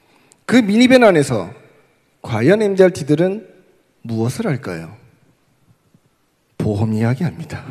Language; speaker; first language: Korean; native; Korean